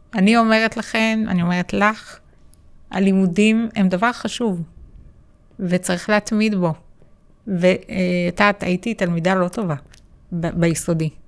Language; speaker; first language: Hebrew; native; Hebrew